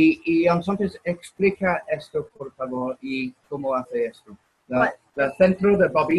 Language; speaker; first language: Spanish; non-native, learner; English